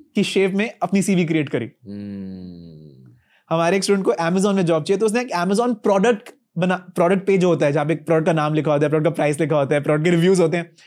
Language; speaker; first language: Hindi; native; Hindi